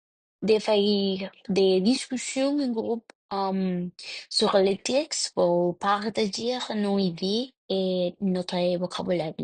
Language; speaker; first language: French; non-native, learner; Spanish